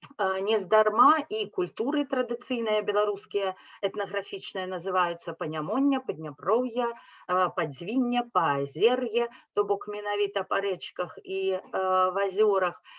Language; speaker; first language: Belarusian; native; Belarusian